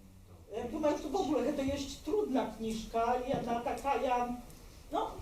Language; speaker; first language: Polish; non-native, local second language; Belarusian